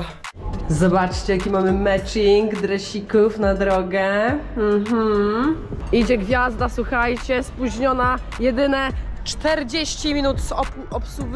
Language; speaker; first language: Polish; native; Polish